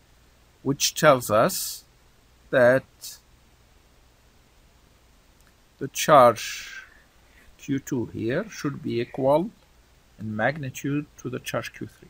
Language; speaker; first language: English; non-native, fluent; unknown